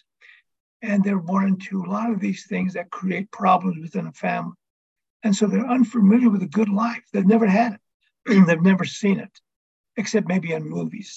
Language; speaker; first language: English; native; English